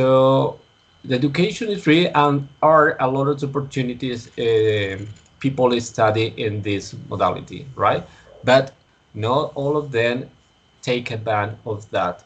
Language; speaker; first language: English; non-native, learner; Spanish